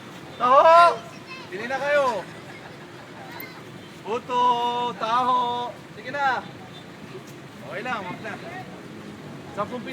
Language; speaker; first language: Filipino; non-native, learner; English